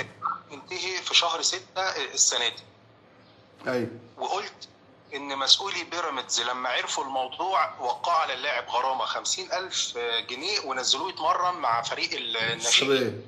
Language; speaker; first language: Arabic; native; Arabic